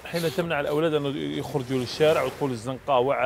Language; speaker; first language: Arabic; native; Arabic